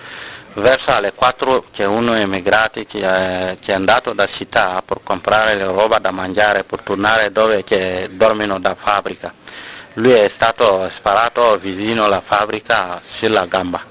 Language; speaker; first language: Italian; non-native, learner; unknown